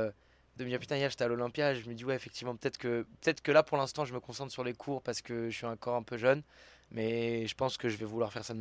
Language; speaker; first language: French; native; French